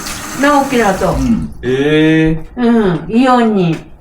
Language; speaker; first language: Japanese; native; Japanese